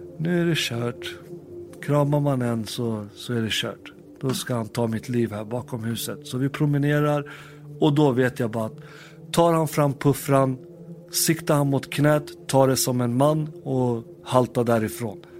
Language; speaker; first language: Swedish; early bilingual, other home language; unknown